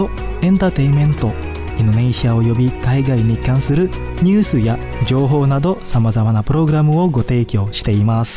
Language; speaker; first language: Japanese; non-native, fluent; Indonesian